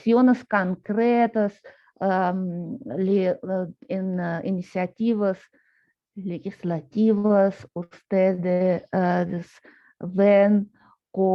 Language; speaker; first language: Spanish; non-native, fluent; Russian